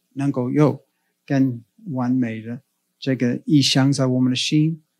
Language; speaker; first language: Chinese; non-native, fluent; English